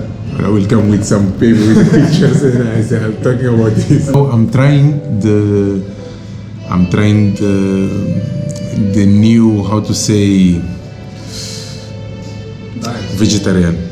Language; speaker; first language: English; non-native, local second language; Kabuverdianu